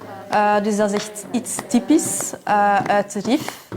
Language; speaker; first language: Dutch; non-native, local second language; French